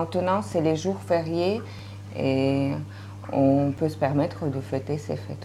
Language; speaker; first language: French; non-native, fluent; Russian